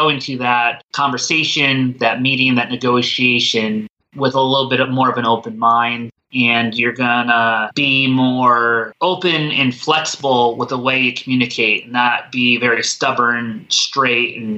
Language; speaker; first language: English; native; English